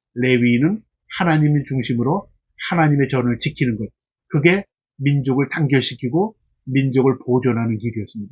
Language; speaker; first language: Korean; native; Korean